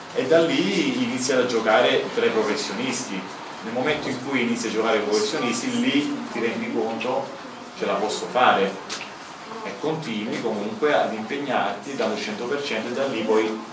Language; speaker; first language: Italian; native; Italian